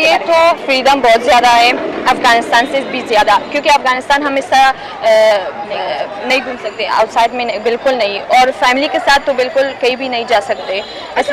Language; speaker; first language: Hindi; non-native, fluent; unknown